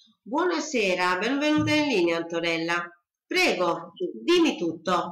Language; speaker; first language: Italian; native; Italian